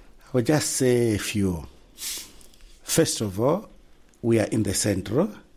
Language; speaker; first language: English; non-native, local second language; Nyanja